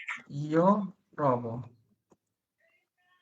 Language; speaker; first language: Italian; non-native, fluent; Bangla